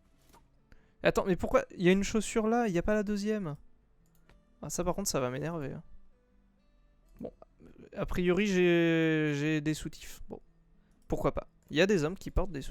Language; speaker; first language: French; native; French